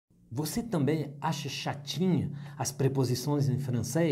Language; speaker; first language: Portuguese; non-native, fluent; French